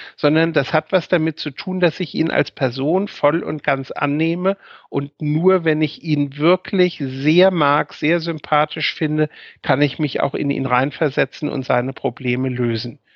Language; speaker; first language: German; native; German